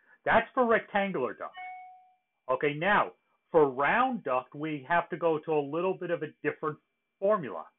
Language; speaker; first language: English; native; English